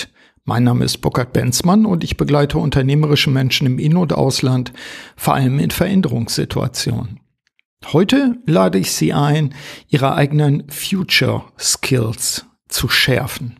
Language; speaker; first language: German; native; German